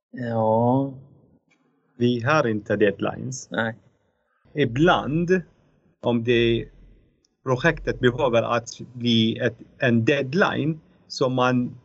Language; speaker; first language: Swedish; non-native, fluent; Arabic